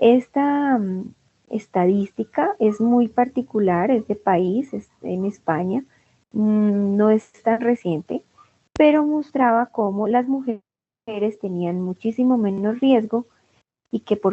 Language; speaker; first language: Spanish; native; Spanish